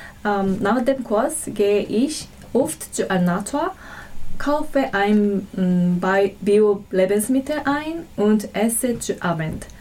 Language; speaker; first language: German; non-native, learner; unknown